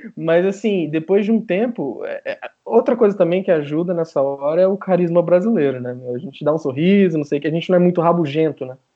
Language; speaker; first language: Portuguese; native; Portuguese